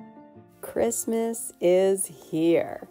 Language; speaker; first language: English; native; English